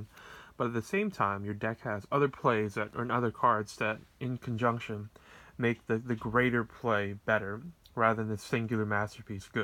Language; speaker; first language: English; native; English